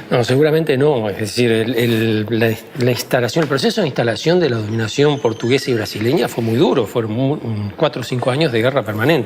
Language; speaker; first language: Spanish; native; Spanish